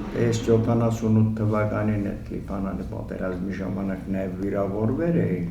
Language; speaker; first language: Armenian; early bilingual, heritage; Armenian